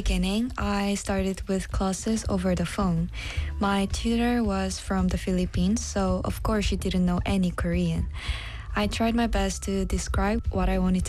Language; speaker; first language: English; non-native, fluent; Korean